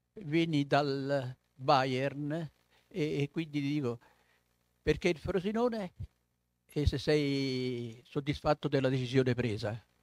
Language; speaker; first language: Italian; native; Italian